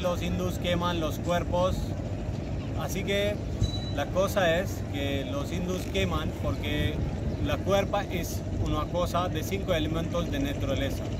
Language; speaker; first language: Spanish; non-native, learner; Hindi